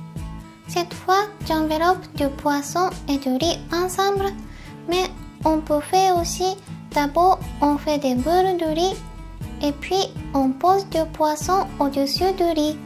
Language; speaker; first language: French; non-native, fluent; Japanese